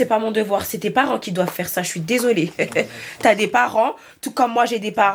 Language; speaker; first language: French; native; French